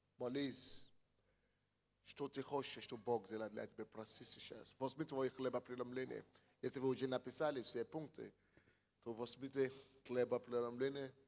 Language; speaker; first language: Russian; non-native, fluent; Yoruba